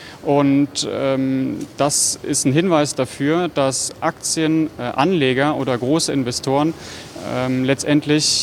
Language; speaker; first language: German; native; German